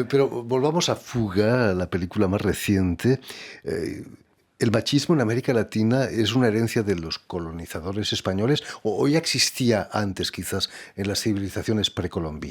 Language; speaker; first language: Spanish; native; Spanish